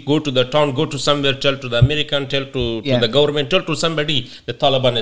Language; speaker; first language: English; non-native, learner; Persian